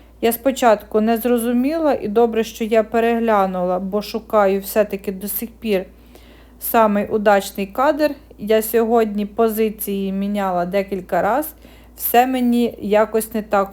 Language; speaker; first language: Ukrainian; native; Ukrainian